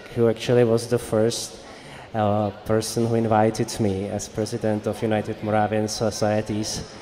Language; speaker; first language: English; non-native, fluent; Czech